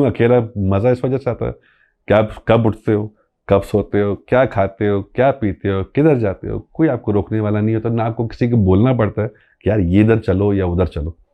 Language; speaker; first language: Urdu; non-native, local second language; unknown